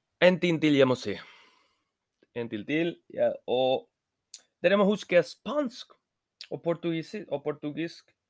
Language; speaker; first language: Norwegian; non-native, learner; Spanish